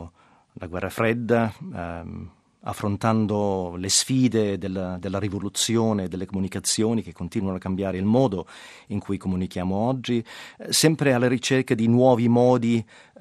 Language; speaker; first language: Italian; non-native, fluent; English